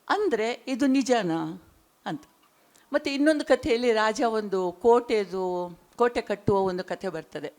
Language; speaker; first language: Kannada; non-native, local second language; Konkani